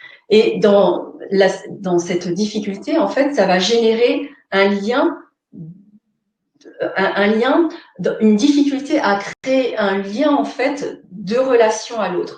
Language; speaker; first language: French; native; French